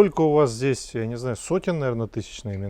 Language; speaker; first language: Russian; native; Russian